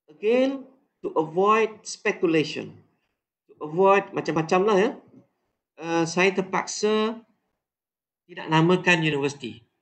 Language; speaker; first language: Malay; native; Malay